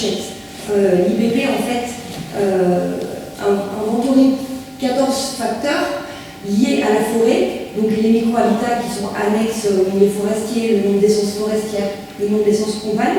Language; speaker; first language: French; native; French